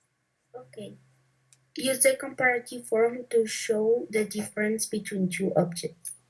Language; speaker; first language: English; non-native, learner; Spanish